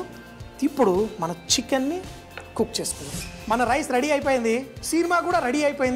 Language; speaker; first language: Telugu; native; Telugu